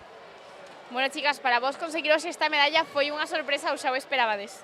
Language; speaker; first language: Galician; native; Galician